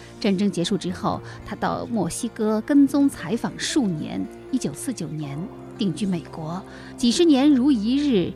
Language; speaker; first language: Chinese; native; Chinese